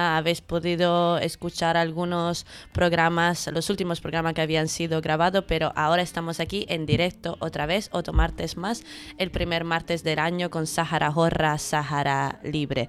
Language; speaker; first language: Spanish; native; Spanish